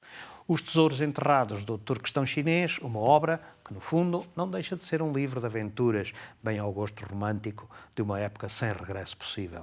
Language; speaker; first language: Portuguese; native; Portuguese